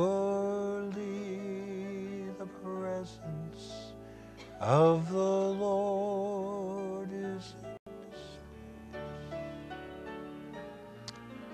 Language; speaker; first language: English; native; English